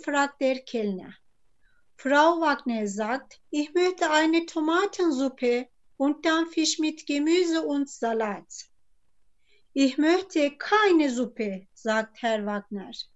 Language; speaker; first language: German; non-native, fluent; Turkish